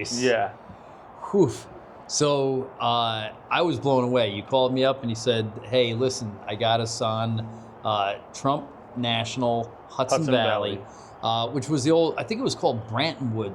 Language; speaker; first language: English; native; English